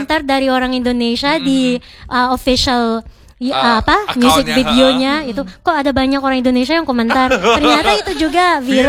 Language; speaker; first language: Indonesian; non-native, fluent; Filipino